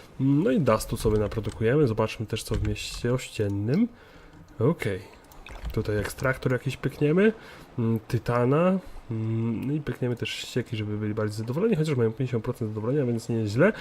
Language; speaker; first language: Polish; native; Polish